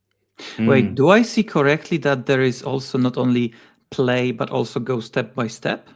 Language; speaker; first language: English; non-native, fluent; Polish